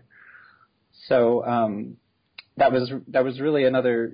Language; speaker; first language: English; native; English